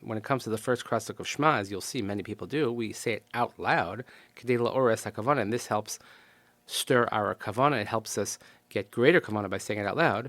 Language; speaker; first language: English; native; English